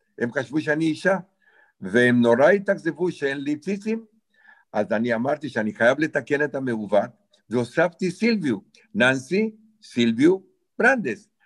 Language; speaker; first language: Hebrew; non-native, fluent; Romanian